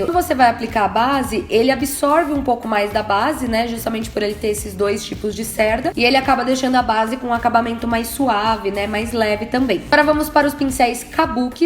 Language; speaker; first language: Portuguese; native; Portuguese